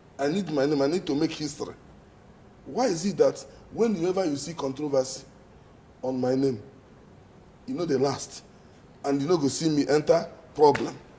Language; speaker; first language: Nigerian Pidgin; non-native, local second language; Igbo